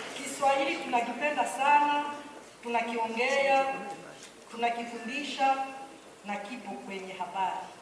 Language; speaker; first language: Swahili; non-native, local second language; Rundi